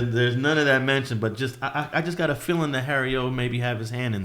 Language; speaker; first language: English; native; English